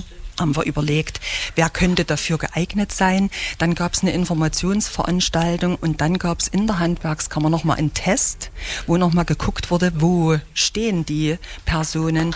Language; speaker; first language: German; native; German